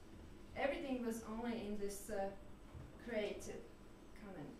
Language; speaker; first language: English; non-native, learner; French